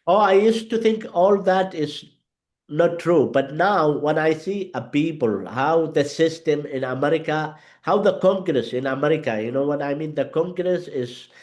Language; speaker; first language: English; non-native, learner; Arabic